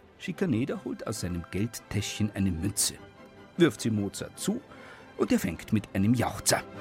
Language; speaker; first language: German; native; German